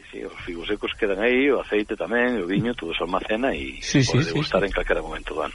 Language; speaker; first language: Galician; native; Galician